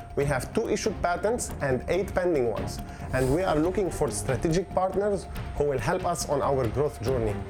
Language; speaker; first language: English; non-native, fluent; Arabic